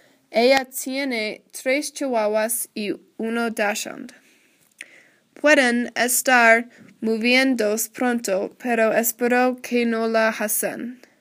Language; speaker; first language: Spanish; non-native, learner; English